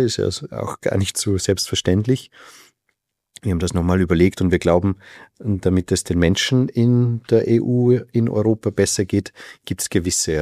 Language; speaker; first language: German; native; German